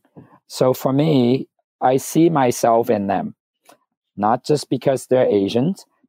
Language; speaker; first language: English; non-native, fluent; Vietnamese